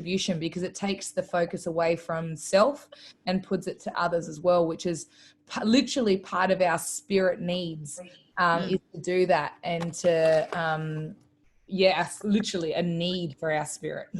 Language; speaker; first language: English; native; English